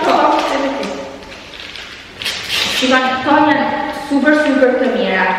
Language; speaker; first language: Albanian; early bilingual, heritage; Albanian